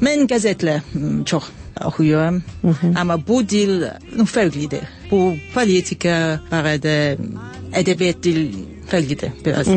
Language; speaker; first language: Azerbaijani; non-native, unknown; English